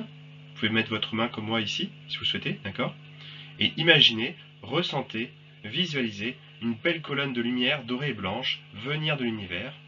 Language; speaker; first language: French; native; French